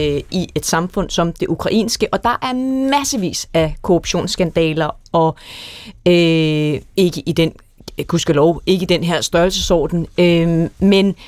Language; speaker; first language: Danish; native; Danish